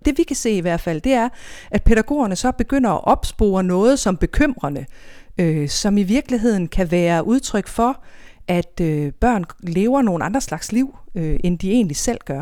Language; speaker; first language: Danish; native; Danish